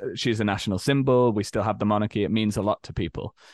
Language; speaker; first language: English; native; English